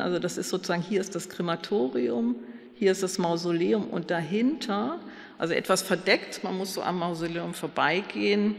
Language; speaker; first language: German; native; German